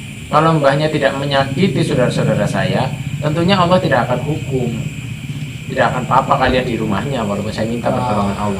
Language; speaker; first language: Indonesian; native; Indonesian